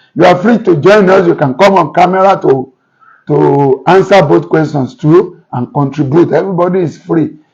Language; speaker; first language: English; non-native, local second language; Yoruba